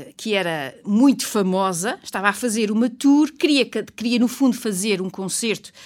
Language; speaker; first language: Portuguese; native; Portuguese